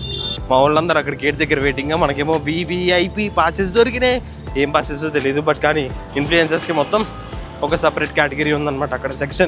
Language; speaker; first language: Telugu; native; Telugu